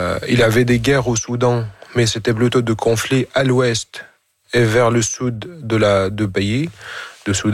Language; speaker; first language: French; non-native, fluent; Arabic